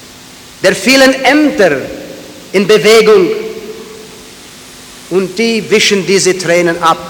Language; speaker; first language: German; early bilingual, heritage; German